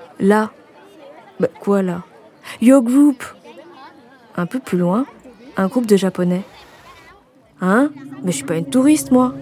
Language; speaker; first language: French; native; French